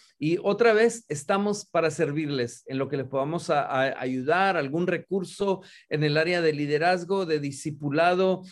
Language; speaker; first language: Spanish; native; Spanish